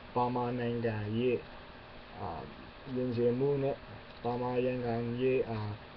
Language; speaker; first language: Burmese; non-native, learner; English